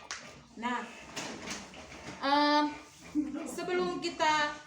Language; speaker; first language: Indonesian; native; Indonesian